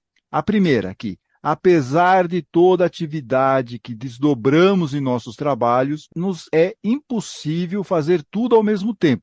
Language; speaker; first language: Portuguese; native; Portuguese